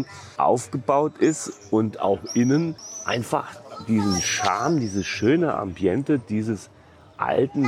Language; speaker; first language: German; native; German